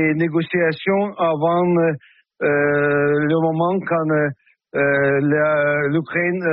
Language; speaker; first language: French; non-native, fluent; Russian